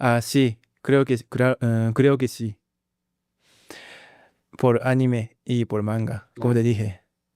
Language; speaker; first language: Spanish; non-native, learner; Japanese